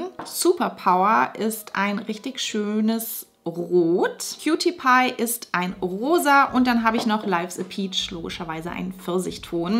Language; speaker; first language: German; native; German